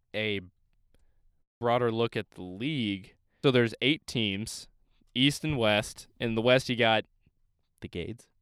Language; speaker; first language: English; native; English